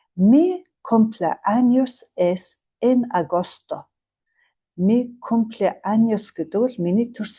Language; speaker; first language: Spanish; non-native, fluent; Mongolian